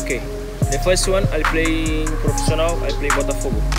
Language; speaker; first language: English; non-native, learner; Portuguese